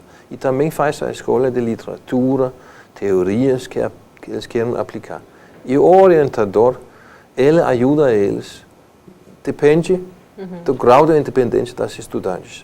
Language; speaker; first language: Portuguese; non-native, fluent; Danish